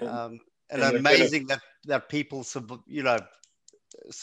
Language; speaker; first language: English; native; English